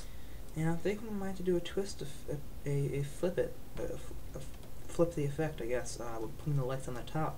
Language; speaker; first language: English; native; English